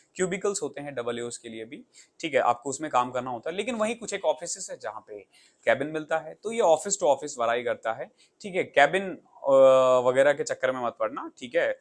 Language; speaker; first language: Hindi; native; Hindi